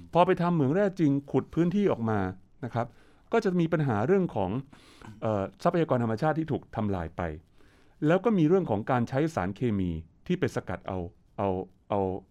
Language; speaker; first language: Thai; native; Thai